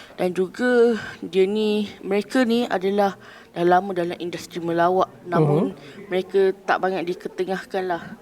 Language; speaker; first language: Malay; native; Malay